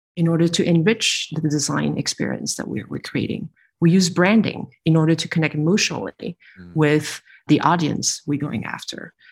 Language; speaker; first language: English; non-native, fluent; French